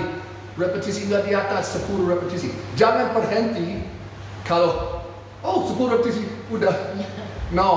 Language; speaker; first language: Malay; non-native, fluent; English